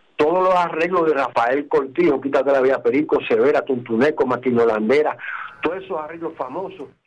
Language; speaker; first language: Spanish; native; Spanish